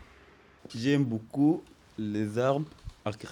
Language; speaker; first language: French; non-native, learner; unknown